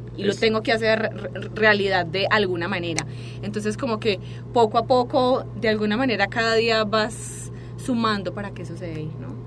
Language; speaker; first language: Spanish; native; Spanish